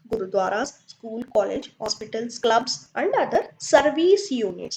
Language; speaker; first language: English; non-native, local second language; Kannada